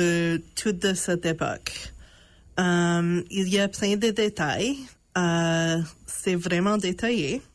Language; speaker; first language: French; non-native, local second language; English